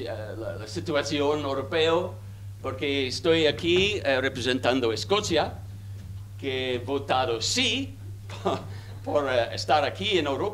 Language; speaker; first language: Spanish; non-native, learner; English